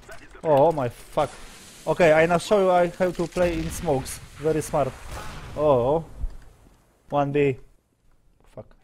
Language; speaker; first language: English; non-native, learner; Polish